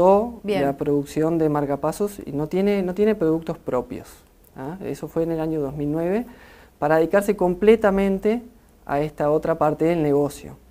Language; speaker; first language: Spanish; native; Spanish